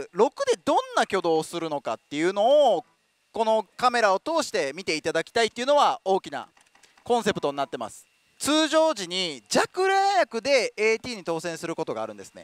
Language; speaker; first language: Japanese; native; Japanese